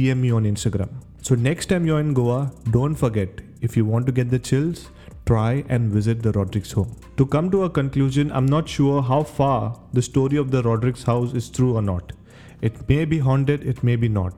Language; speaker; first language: English; non-native, local second language; Konkani